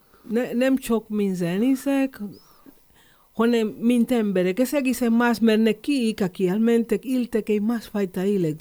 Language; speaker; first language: Hungarian; non-native, fluent; Spanish